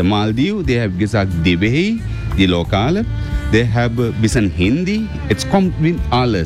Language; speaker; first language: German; non-native, learner; Sinhala